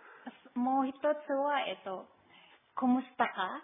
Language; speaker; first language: Japanese; non-native, learner; Filipino